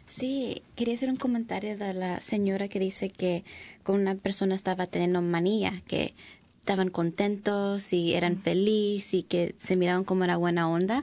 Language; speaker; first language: Spanish; early bilingual, heritage; English